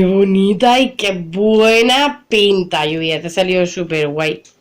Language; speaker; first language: Spanish; native; Spanish